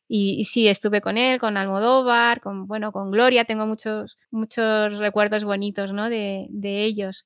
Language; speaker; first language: Spanish; native; Spanish